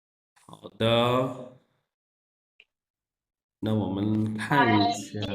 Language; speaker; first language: Chinese; non-native, fluent; Urdu